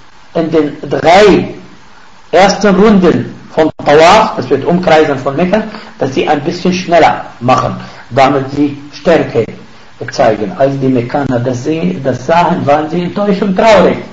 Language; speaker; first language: German; non-native, fluent; Arabic